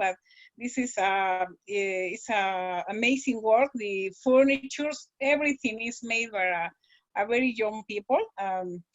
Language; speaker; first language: English; non-native, learner; Spanish